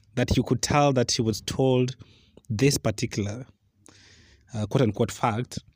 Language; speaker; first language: English; non-native, local second language; Luo (Kenya and Tanzania)